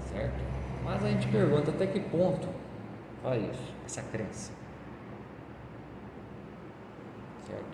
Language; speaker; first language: Portuguese; native; Portuguese